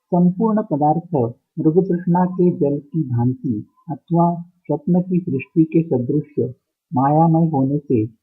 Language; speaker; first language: Hindi; non-native, local second language; Marathi